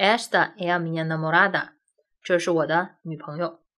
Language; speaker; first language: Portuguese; non-native, fluent; Chinese